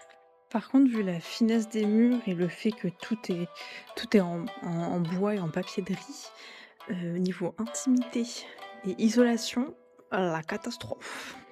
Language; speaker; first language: French; native; French